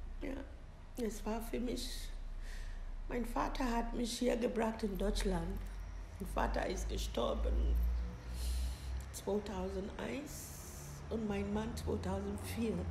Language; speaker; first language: German; non-native, learner; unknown